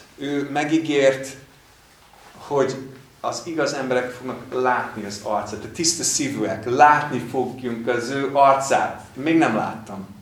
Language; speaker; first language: Hungarian; non-native, fluent; English